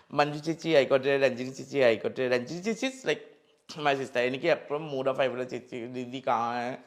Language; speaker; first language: Malayalam; non-native, learner; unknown